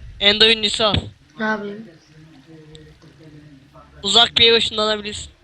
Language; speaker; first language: Turkish; native; Turkish